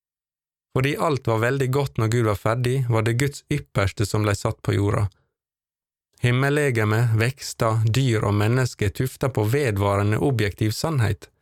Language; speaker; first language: Norwegian; native; Norwegian